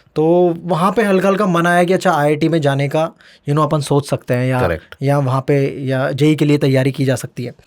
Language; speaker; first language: Hindi; native; Hindi